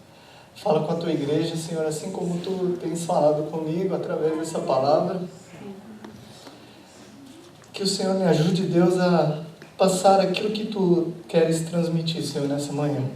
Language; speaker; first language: Portuguese; native; Portuguese